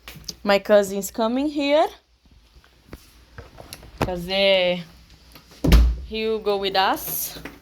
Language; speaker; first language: English; non-native, learner; Portuguese